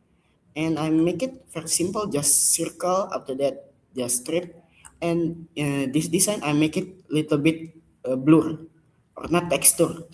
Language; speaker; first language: English; non-native, learner; Indonesian